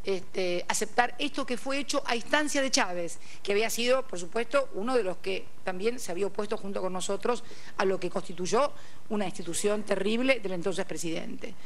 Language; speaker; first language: Spanish; native; Spanish